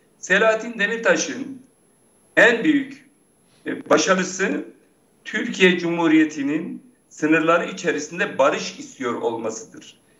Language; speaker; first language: Turkish; non-native, local second language; Kurdish